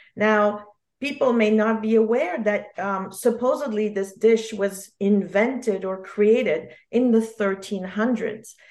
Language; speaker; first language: English; non-native, fluent; French